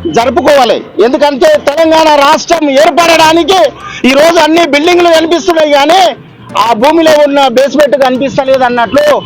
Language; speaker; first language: Telugu; native; Telugu